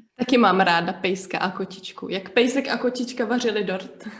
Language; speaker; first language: Czech; native; Czech